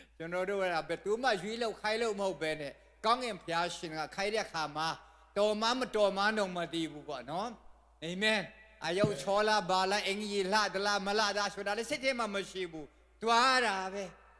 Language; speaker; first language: Burmese; non-native, local second language; Tedim Chin